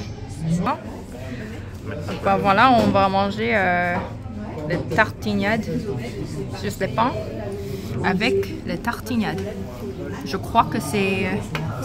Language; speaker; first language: French; non-native, learner; Korean